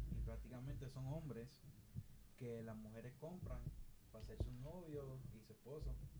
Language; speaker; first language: Spanish; early bilingual, heritage; Spanish